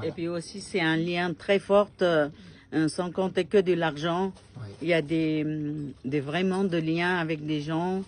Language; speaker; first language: French; non-native, learner; Sherpa